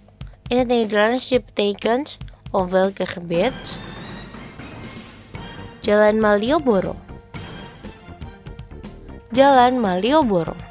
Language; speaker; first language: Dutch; non-native, learner; Indonesian